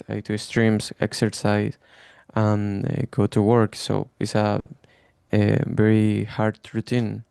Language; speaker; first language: English; non-native, learner; Spanish